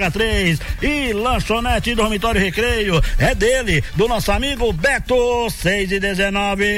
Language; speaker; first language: Portuguese; native; Portuguese